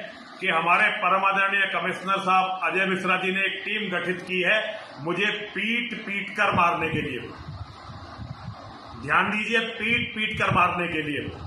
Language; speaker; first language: Hindi; native; Hindi